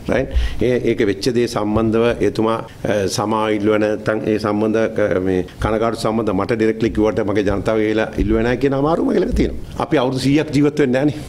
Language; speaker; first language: Sinhala; non-native, local second language; Tamil